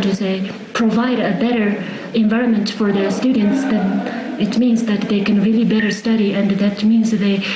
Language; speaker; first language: English; non-native, fluent; Tibetan